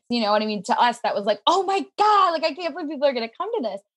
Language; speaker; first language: English; native; English